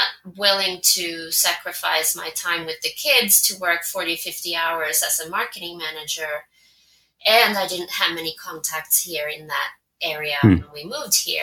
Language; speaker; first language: English; non-native, fluent; Swedish